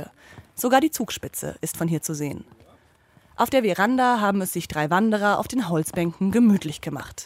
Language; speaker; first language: German; native; German